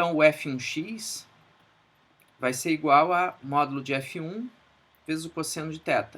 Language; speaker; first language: Portuguese; native; Portuguese